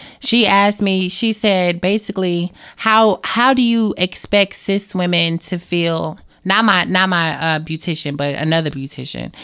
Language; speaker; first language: English; native; English